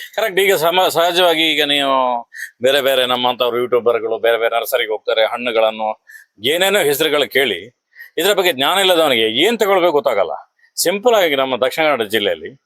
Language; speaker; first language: Kannada; native; Kannada